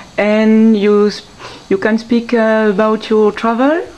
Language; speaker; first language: English; non-native, learner; French